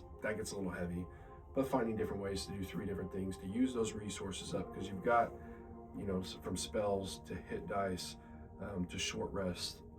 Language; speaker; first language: English; native; English